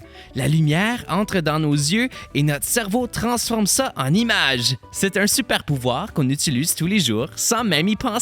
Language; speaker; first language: French; native; French